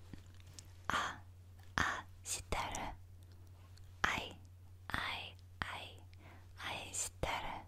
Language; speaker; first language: Japanese; non-native, learner; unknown